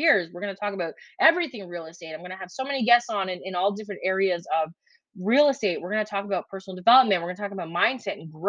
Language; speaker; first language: English; native; English